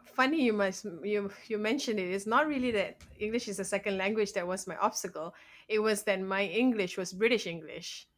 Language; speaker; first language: English; native; English